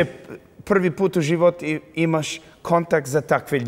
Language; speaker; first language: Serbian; early bilingual, heritage; English